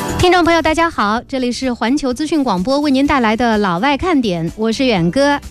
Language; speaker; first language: Chinese; native; Chinese